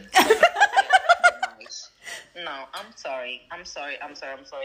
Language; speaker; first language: English; non-native, fluent; Portuguese